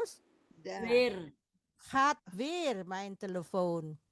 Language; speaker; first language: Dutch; non-native, fluent; Indonesian